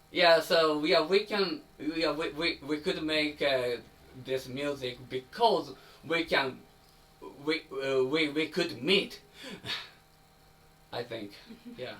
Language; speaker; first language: English; non-native, learner; Japanese